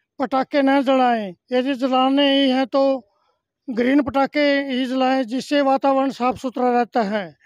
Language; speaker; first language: Hindi; native; Hindi